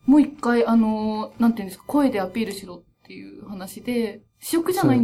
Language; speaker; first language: Japanese; native; Japanese